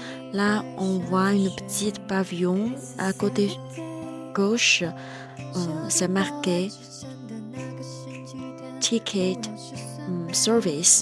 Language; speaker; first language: French; non-native, fluent; Chinese